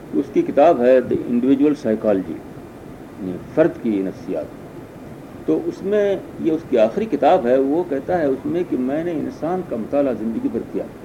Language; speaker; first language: Urdu; native; Urdu